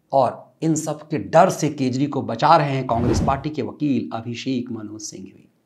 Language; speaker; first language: Hindi; native; Hindi